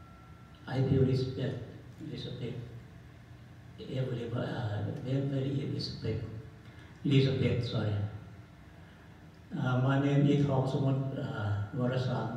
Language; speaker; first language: English; non-native, learner; Thai